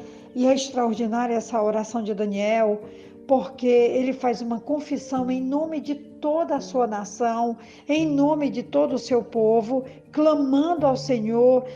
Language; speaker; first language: Portuguese; native; Portuguese